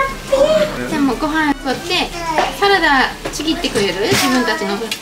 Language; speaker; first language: Japanese; native; Japanese